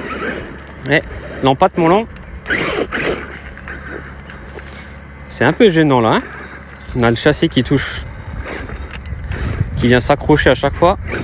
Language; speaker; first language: French; native; French